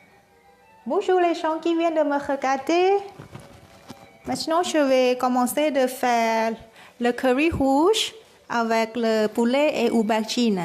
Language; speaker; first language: French; non-native, learner; Thai